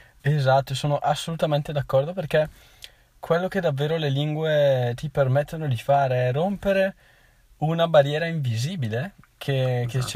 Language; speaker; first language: Italian; native; Italian